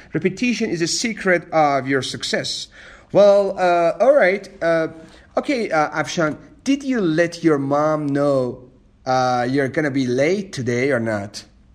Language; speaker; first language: English; non-native, fluent; Persian